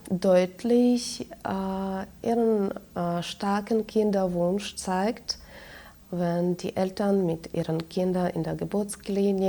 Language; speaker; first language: German; non-native, fluent; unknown